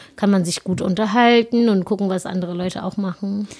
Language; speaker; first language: German; non-native, fluent; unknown